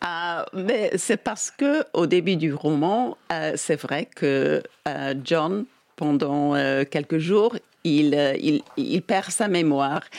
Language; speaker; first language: French; non-native, fluent; English